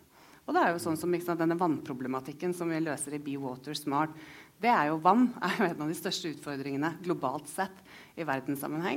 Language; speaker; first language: Norwegian; native; Norwegian